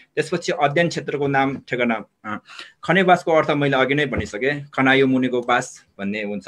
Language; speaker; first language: Nepali; non-native, local second language; Eastern Tamang